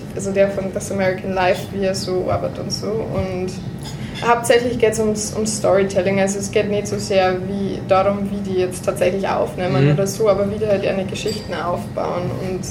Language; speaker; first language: German; native; German